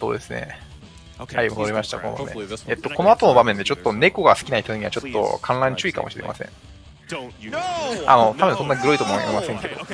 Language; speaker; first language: Japanese; native; Japanese